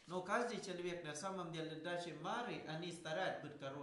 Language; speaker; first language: Russian; non-native, learner; Thai